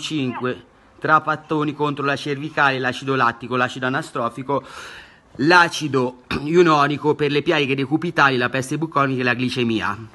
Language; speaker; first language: Italian; native; Italian